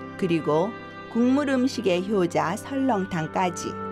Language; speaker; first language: Korean; native; Korean